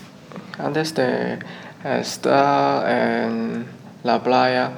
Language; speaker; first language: Spanish; non-native, learner; Chinese